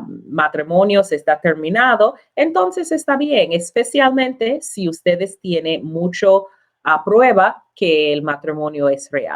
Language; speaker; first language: Spanish; non-native, learner; English